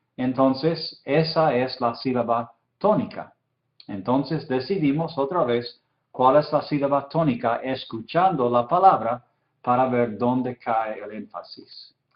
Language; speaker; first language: Spanish; non-native, fluent; English